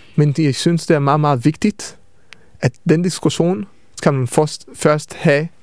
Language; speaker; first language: Danish; early bilingual, heritage; Danish